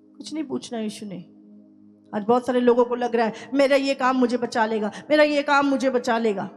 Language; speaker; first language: Hindi; native; Hindi